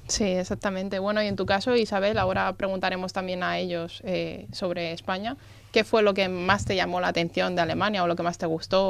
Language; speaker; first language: Spanish; native; Spanish